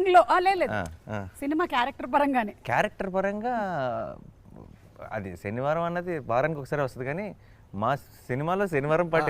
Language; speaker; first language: Telugu; native; Telugu